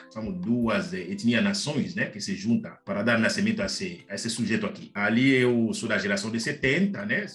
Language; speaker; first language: Portuguese; non-native, fluent; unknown